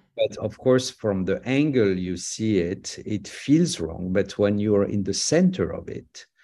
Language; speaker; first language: English; non-native, fluent; French